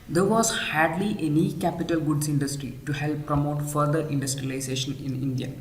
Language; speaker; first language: English; non-native, local second language; Malayalam